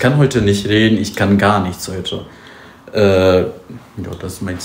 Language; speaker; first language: German; early bilingual, other home language; Polish